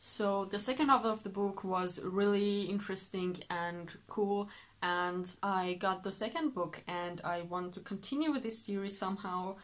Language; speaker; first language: English; non-native, fluent; Persian